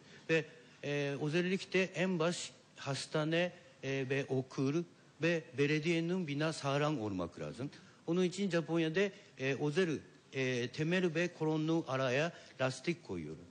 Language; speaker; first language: Turkish; non-native, learner; Japanese